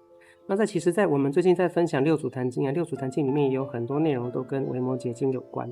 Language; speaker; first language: Chinese; native; Chinese